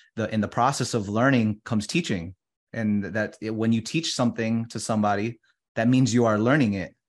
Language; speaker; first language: English; early bilingual, other home language; Filipino